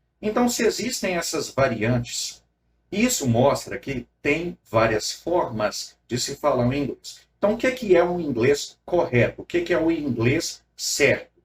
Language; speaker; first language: Portuguese; native; Portuguese